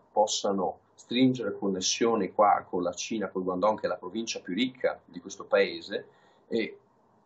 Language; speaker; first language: Italian; native; Italian